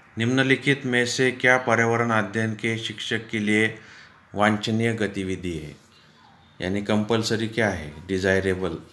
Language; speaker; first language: Hindi; non-native, local second language; Marathi